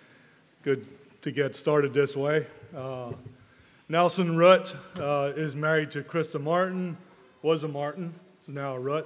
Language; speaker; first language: English; native; English